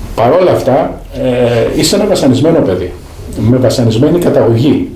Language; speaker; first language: Greek; native; Greek